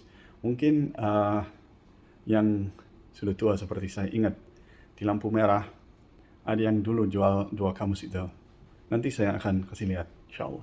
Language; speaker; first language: Indonesian; non-native, fluent; English